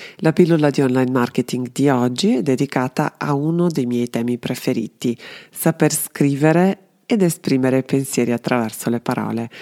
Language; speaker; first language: Italian; non-native, fluent; Serbian